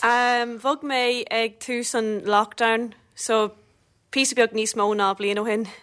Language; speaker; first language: Irish; non-native, local second language; English